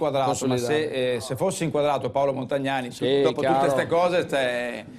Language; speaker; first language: Italian; native; Italian